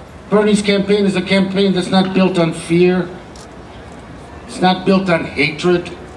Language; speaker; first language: English; early bilingual, other home language; Spanish